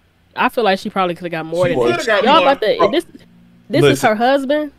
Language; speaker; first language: English; native; English